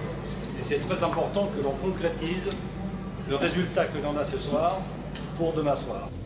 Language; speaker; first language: French; native; French